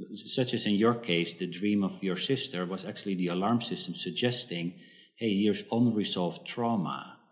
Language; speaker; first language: English; early bilingual, other home language; Dutch